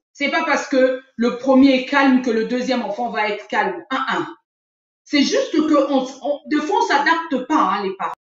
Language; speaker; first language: French; non-native, local second language; Lingala